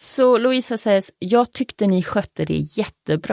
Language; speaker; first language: Swedish; native; Swedish